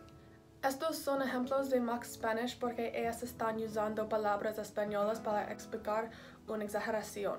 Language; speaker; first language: Spanish; non-native, learner; English